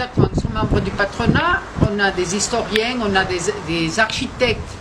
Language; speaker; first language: French; non-native, fluent; Spanish